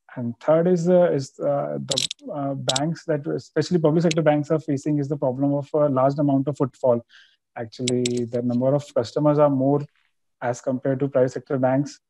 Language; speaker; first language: English; non-native, local second language; Hindi